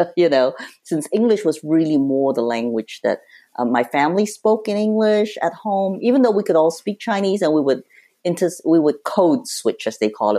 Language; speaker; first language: English; native; English